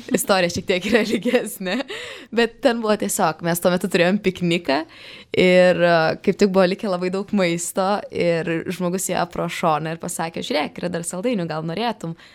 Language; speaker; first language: Lithuanian; native; Lithuanian